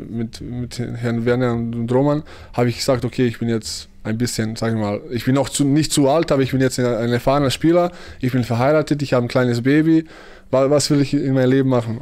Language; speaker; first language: German; early bilingual, other home language; Bosnian